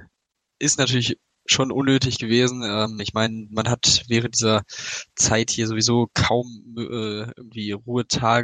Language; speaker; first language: German; native; German